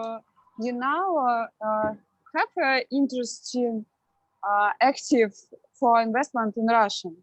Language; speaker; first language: English; non-native, learner; Russian